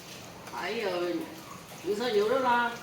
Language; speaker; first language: Chinese; native; Chinese